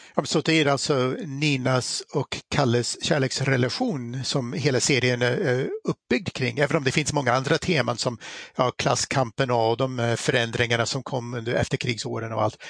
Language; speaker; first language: Swedish; non-native, fluent; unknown